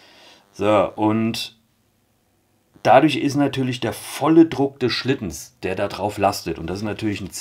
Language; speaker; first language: German; native; German